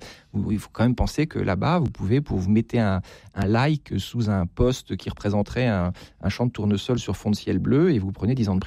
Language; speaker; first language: French; native; French